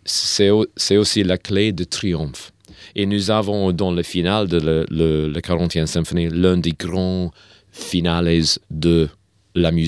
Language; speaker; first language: French; non-native, learner; English